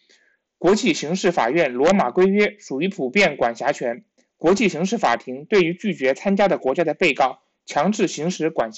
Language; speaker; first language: Chinese; native; Chinese